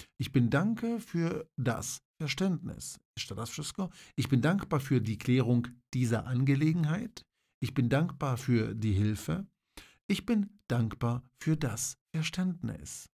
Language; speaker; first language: German; non-native, fluent; Polish